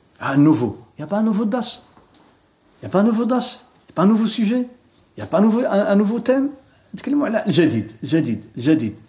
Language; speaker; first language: French; non-native, local second language; Arabic